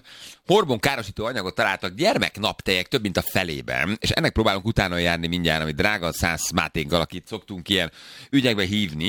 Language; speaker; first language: Hungarian; native; Hungarian